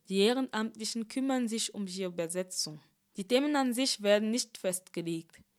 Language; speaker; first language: German; native; German